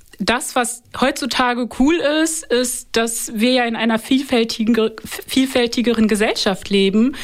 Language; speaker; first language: German; early bilingual, other home language; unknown